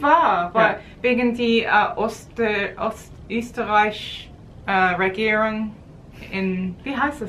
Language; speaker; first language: German; non-native, learner; English